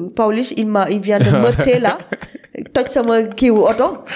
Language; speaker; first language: French; non-native, local second language; Wolof